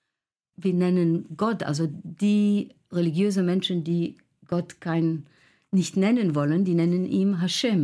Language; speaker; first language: German; non-native, fluent; Arabic